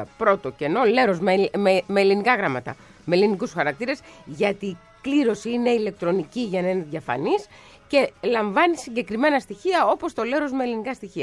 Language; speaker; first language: Greek; native; Greek